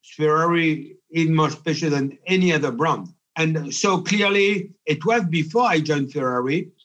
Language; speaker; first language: English; non-native, fluent; French